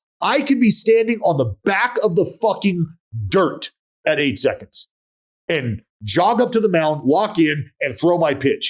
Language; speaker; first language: English; native; English